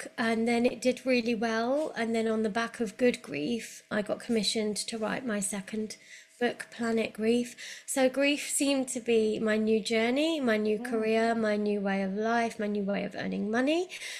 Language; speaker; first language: English; native; English